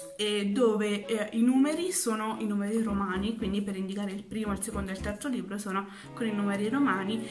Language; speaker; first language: Italian; native; Italian